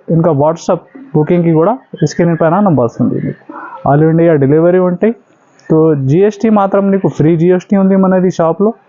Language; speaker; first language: Telugu; non-native, local second language; Urdu